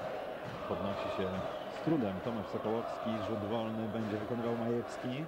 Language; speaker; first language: Polish; native; Polish